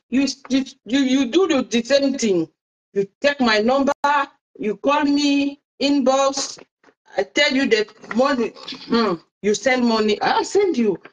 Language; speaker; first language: English; non-native, local second language; French